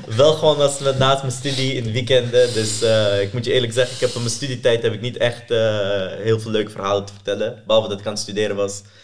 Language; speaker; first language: Dutch; early bilingual, other home language; Persian